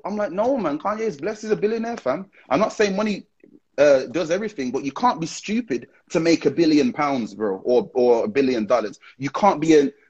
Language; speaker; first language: English; native; English